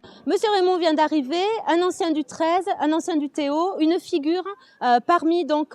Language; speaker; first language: French; native; French